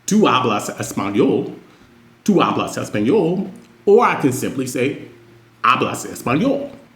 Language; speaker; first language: Spanish; non-native, fluent; English